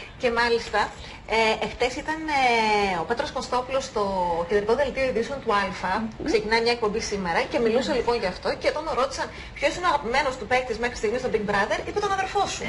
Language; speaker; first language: Greek; native; Greek